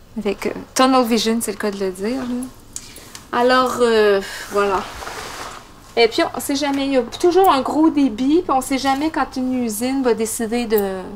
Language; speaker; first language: French; native; French